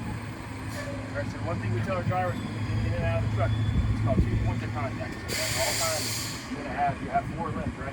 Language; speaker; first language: English; native; English